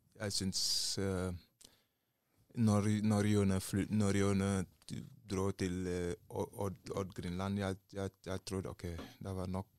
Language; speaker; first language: Norwegian; non-native, learner; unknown